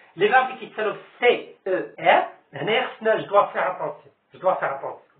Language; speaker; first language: French; non-native, local second language; Arabic